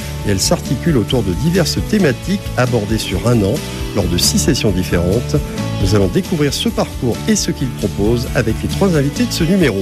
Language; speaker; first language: French; native; French